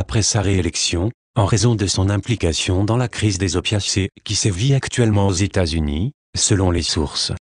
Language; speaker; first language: French; native; French